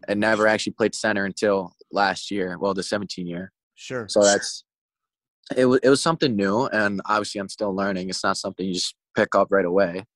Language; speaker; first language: English; native; English